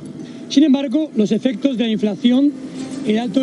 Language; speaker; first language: Spanish; native; Spanish